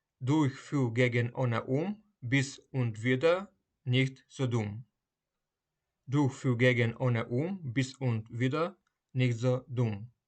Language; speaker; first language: German; non-native, fluent; Ukrainian